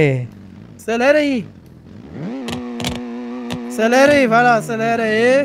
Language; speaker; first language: Portuguese; native; Portuguese